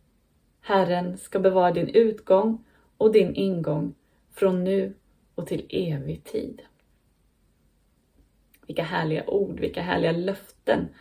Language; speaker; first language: Swedish; native; Swedish